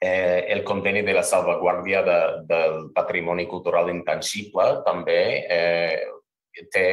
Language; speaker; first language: Catalan; non-native, fluent; English